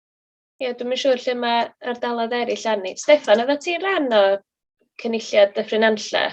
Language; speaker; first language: Welsh; native; Welsh